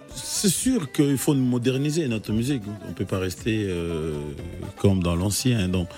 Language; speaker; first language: French; non-native, local second language; Lingala